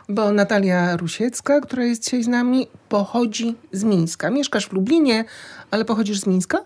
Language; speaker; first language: Polish; native; Polish